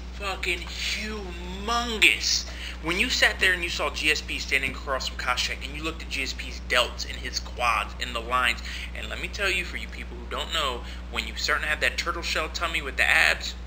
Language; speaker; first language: English; native; English